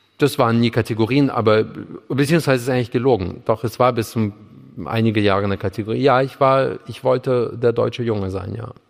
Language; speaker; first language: German; early bilingual, other home language; Russian